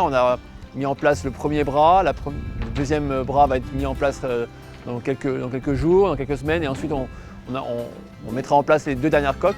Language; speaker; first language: French; native; French